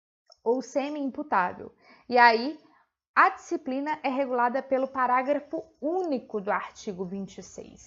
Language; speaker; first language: Portuguese; native; Portuguese